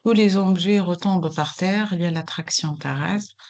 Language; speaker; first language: French; non-native, local second language; Arabic